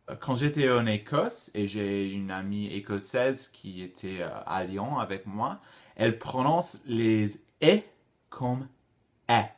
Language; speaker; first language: French; non-native, fluent; English